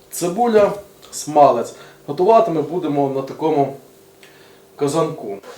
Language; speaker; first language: Ukrainian; native; Ukrainian